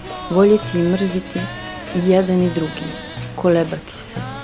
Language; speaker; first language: Croatian; native; Croatian